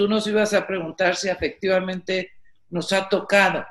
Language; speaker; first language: Spanish; native; Spanish